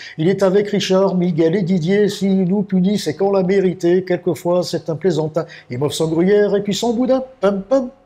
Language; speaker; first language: French; native; French